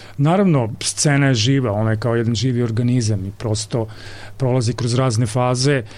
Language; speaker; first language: Serbian; native; Serbian